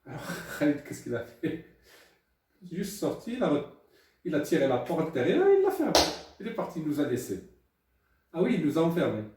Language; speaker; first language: French; non-native, local second language; Arabic